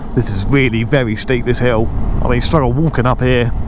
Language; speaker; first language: English; native; English